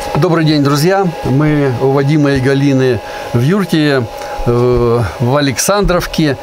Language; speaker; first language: Russian; native; Russian